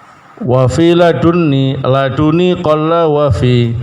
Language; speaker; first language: Arabic; non-native, fluent; Indonesian